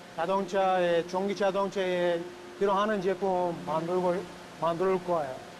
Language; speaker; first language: Korean; non-native, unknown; Uzbek